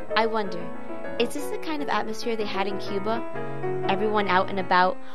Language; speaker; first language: English; native; English